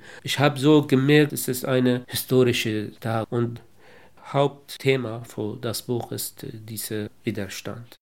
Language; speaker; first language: German; non-native, local second language; Kurdish